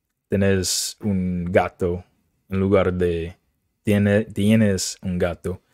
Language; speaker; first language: Spanish; non-native, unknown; English